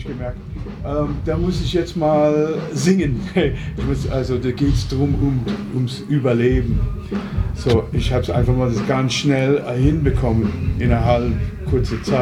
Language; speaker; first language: German; non-native, fluent; English